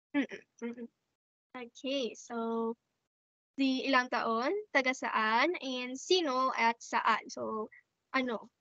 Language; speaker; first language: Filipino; non-native, local second language; Hiligaynon